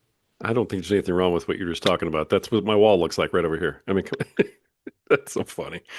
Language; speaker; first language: English; native; English